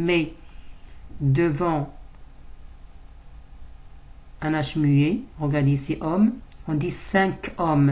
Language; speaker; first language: French; non-native, local second language; Arabic